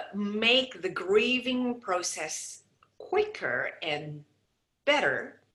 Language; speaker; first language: English; non-native, fluent; Indonesian